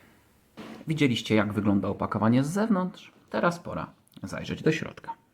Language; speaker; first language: Polish; native; Polish